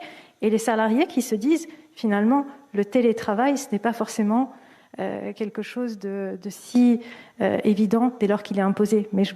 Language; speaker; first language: French; native; French